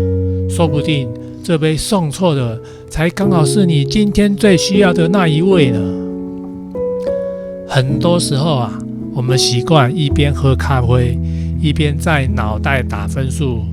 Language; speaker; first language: Chinese; native; Chinese